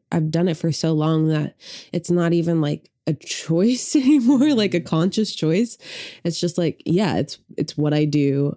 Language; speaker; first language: English; native; English